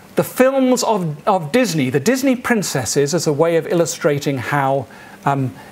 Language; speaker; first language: English; native; English